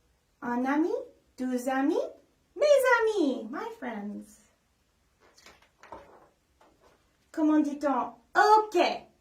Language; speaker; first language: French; non-native, fluent; English